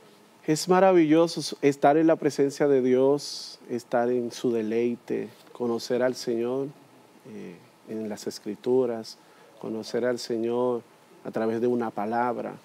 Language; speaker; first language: Spanish; native; Spanish